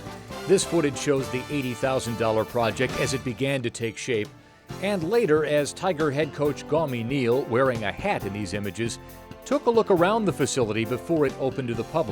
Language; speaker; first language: English; native; English